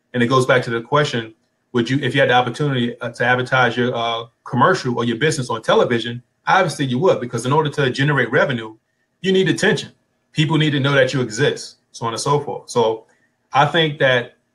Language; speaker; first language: English; native; English